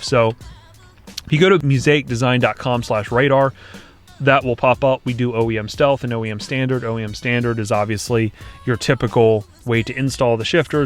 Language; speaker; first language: English; native; English